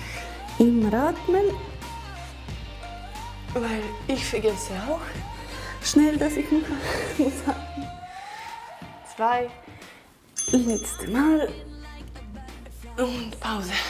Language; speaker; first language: German; non-native, learner; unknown